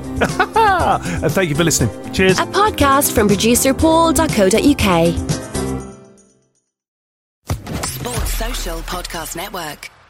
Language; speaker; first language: English; native; English